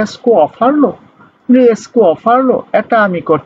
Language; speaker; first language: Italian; non-native, learner; Bangla